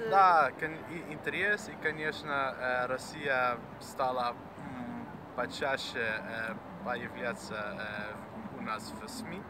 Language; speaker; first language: Russian; non-native, fluent; Dutch